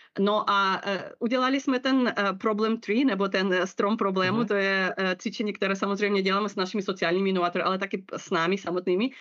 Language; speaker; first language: Czech; non-native, fluent; Russian